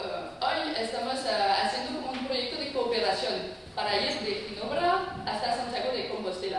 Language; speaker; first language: Spanish; non-native, fluent; French